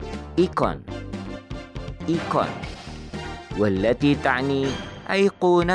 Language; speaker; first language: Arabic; non-native, fluent; Indonesian